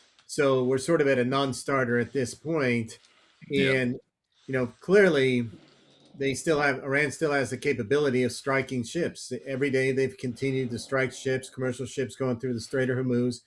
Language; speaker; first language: English; native; English